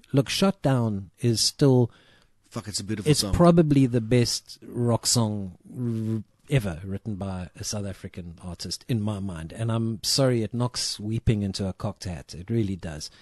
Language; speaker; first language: English; native; English